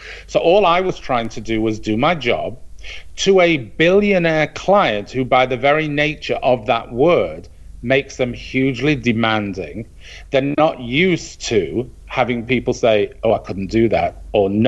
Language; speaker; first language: English; native; English